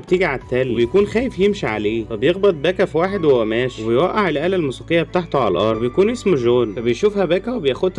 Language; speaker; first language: Arabic; native; Arabic